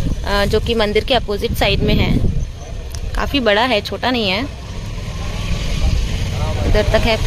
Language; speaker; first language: Hindi; native; Hindi